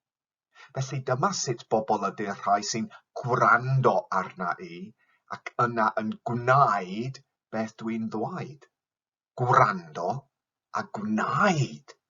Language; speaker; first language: Welsh; non-native, fluent; English